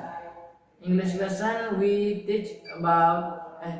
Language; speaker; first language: English; non-native, learner; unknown